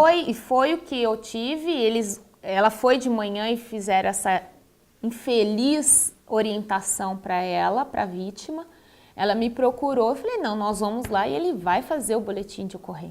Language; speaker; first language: Portuguese; native; Portuguese